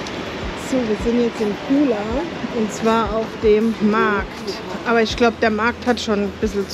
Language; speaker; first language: German; native; German